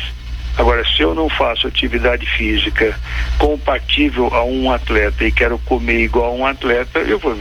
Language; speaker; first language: Portuguese; native; Portuguese